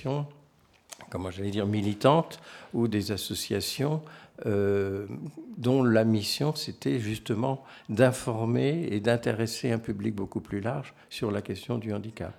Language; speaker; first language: French; native; French